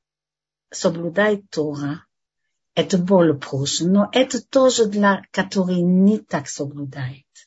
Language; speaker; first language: Russian; non-native, fluent; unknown